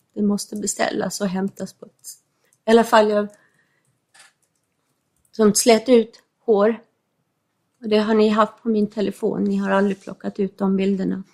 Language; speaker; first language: Swedish; non-native, fluent; English